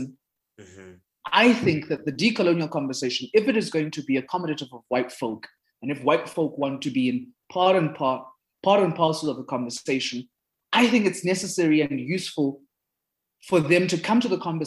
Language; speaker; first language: English; non-native, local second language; Zulu